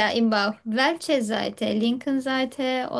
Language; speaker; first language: German; non-native, learner; Turkish